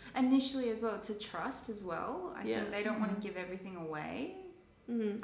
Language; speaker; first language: English; native; English